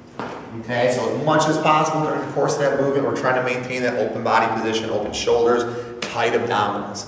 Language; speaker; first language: English; native; English